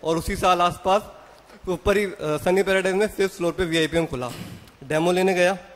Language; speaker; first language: Hindi; native; Hindi